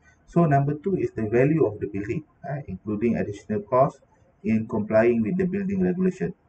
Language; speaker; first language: English; non-native, local second language; Malay